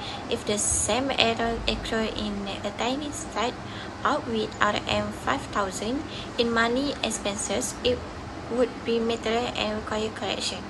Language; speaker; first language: English; non-native, local second language; Malay